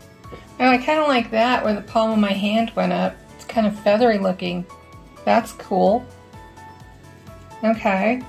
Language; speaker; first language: English; native; English